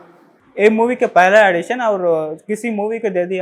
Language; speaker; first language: Hindi; non-native, local second language; Telugu